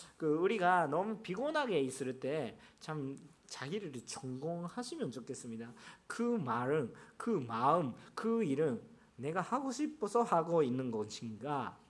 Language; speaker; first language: Korean; non-native, fluent; Japanese